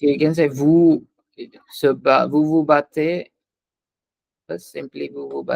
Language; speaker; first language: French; non-native, fluent; Hindi